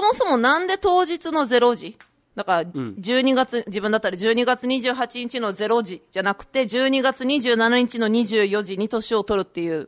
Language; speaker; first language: Japanese; native; Japanese